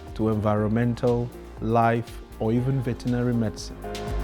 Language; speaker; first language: Polish; non-native, fluent; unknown